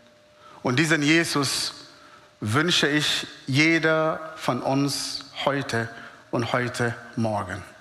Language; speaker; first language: German; non-native, fluent; Arabic